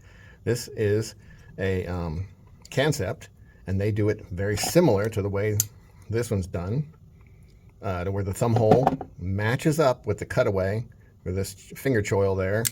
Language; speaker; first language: English; native; English